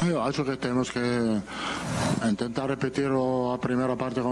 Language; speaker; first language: Portuguese; non-native, fluent; Italian